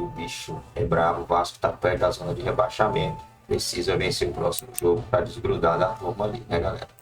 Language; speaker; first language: Portuguese; native; Portuguese